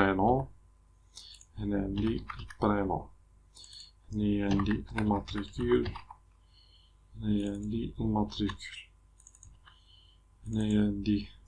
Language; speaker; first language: Arabic; native; Arabic